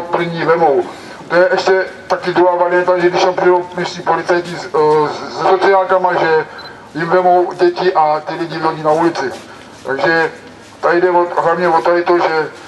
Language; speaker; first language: Czech; native; Czech